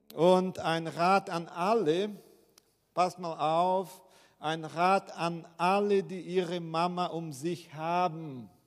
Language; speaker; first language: German; non-native, fluent; Portuguese